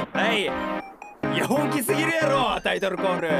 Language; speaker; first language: Japanese; early bilingual, other home language; Filipino